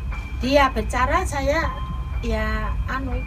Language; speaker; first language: Indonesian; non-native, local second language; Javanese